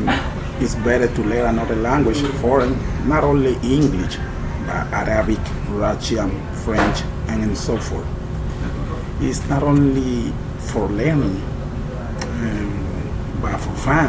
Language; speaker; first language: English; non-native, learner; Spanish